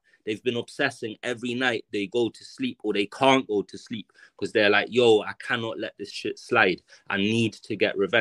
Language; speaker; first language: English; native; English